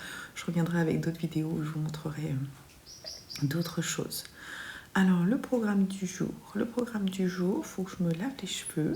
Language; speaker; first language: French; native; French